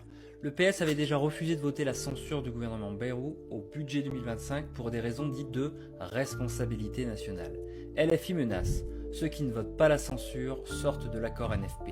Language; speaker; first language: French; native; French